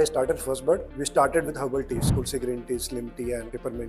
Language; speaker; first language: English; non-native, local second language; Hindi